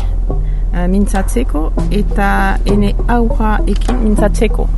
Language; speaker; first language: Basque; non-native, learner; French